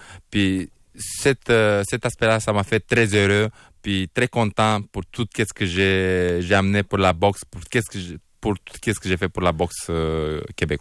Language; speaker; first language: French; non-native, fluent; Romanian